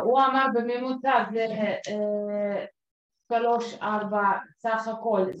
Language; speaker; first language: Hebrew; non-native, fluent; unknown